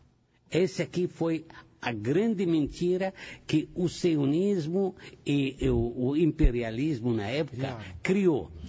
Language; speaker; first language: Portuguese; non-native, fluent; Arabic